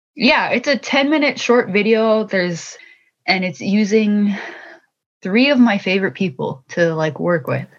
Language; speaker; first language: English; native; English